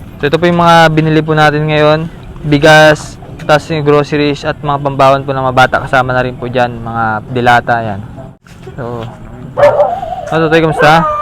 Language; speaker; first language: Filipino; native; Filipino